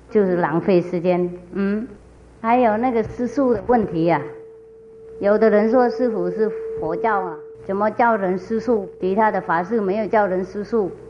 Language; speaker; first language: Chinese; non-native, fluent; Vietnamese